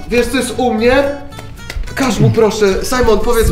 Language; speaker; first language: Polish; native; Polish